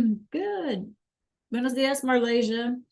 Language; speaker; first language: Spanish; non-native, fluent; English